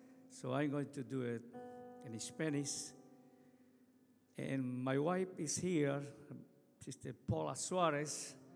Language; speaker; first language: English; non-native, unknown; Spanish